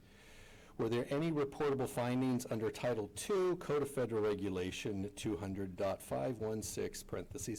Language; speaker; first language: English; native; English